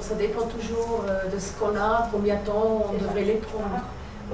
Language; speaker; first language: French; native; French